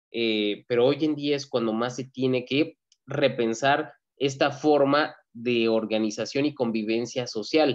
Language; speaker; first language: Spanish; native; Spanish